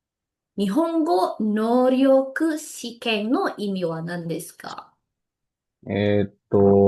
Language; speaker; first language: Japanese; non-native, learner; Indonesian